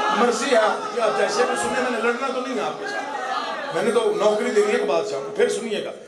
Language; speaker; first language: Urdu; non-native, local second language; Saraiki